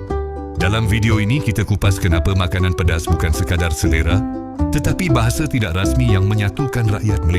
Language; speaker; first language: Malay; native; Malay